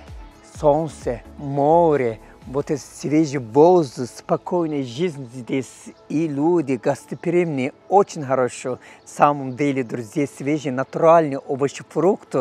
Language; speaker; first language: Russian; non-native, fluent; Turkish